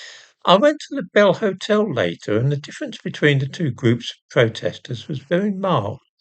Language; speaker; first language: English; native; English